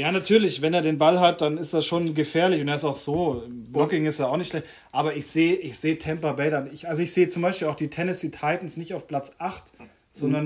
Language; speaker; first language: German; native; German